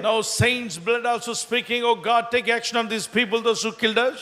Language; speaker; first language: English; non-native, local second language; Telugu